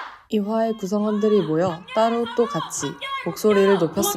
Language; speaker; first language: Korean; native; Korean